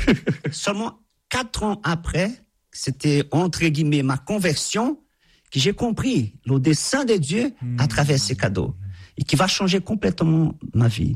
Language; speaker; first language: French; non-native, fluent; Portuguese